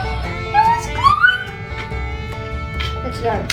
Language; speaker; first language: English; native; English